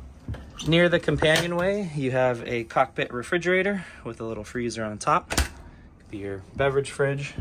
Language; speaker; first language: English; native; English